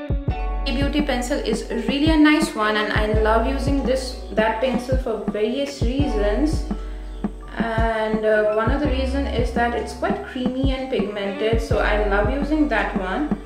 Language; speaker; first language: English; non-native, local second language; Bangla